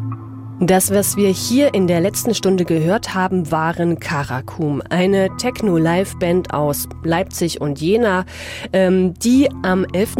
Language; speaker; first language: German; native; German